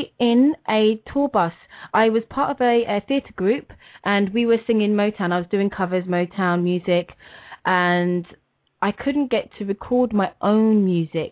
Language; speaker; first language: English; native; English